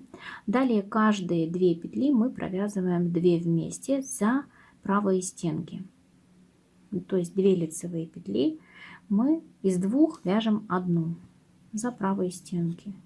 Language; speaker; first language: Russian; native; Russian